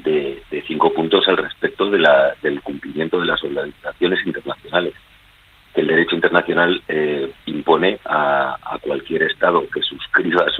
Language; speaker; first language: Spanish; native; Spanish